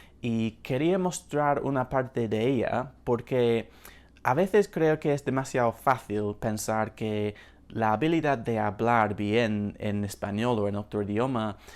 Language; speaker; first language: Spanish; non-native, fluent; English